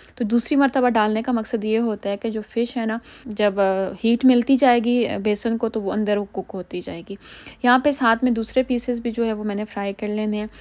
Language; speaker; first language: Urdu; native; Urdu